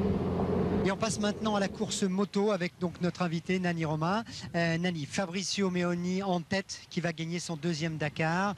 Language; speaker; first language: French; native; French